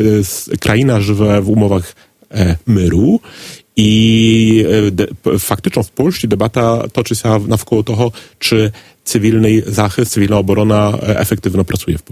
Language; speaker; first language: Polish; non-native, learner; Ukrainian